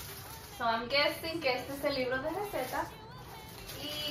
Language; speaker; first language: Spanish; early bilingual, heritage; Spanish